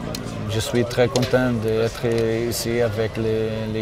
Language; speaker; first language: French; non-native, learner; Portuguese